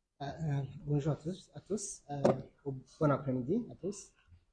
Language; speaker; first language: French; non-native, learner; Arabic